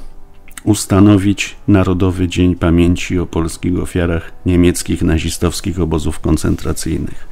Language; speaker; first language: Polish; native; Polish